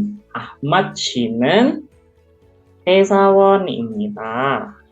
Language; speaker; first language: Korean; non-native, learner; Indonesian